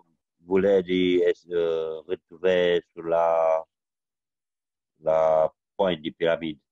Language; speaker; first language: French; non-native, learner; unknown